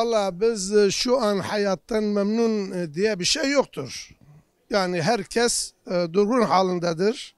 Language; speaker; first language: Turkish; non-native, local second language; Kurdish